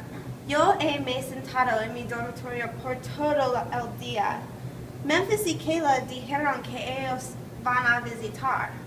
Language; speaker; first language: Spanish; non-native, learner; English